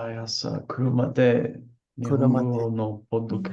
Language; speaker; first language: Japanese; non-native, learner; English